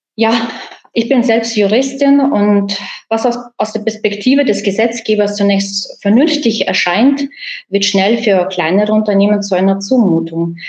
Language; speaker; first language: German; early bilingual, other home language; Russian